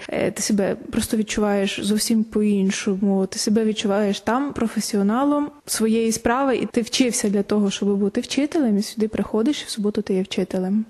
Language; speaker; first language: Ukrainian; native; Ukrainian